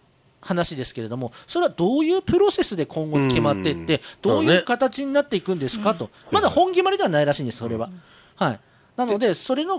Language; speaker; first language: Japanese; native; Japanese